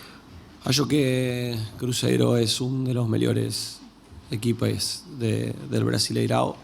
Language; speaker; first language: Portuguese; non-native, learner; Spanish